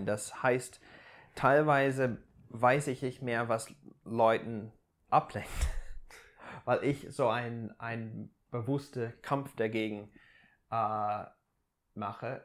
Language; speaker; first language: German; non-native, fluent; English